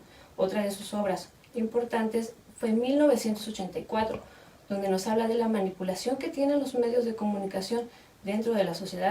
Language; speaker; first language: Spanish; native; Spanish